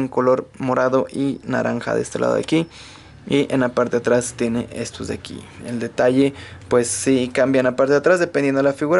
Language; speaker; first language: Spanish; native; Spanish